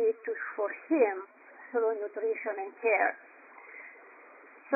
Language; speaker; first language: English; non-native, fluent; Greek